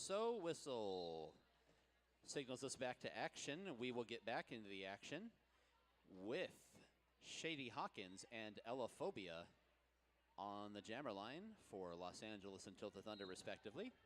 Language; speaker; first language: English; native; English